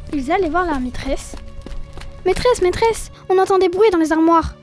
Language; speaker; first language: French; native; French